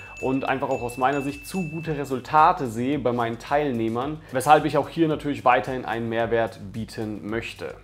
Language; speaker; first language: German; native; German